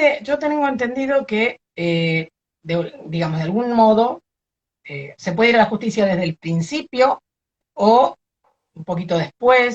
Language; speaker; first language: Spanish; native; Spanish